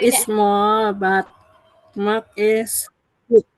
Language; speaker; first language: English; non-native, learner; Indonesian